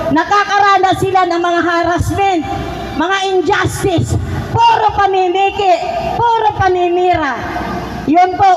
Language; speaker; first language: Filipino; non-native, local second language; Waray